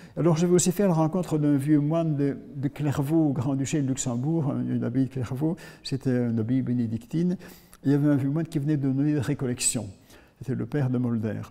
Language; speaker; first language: French; native; French